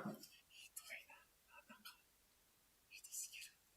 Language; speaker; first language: Japanese; native; Japanese